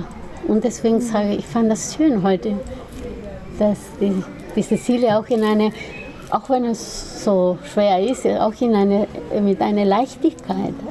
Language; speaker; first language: German; non-native, fluent; Spanish